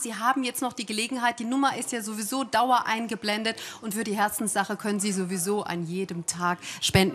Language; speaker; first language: German; native; German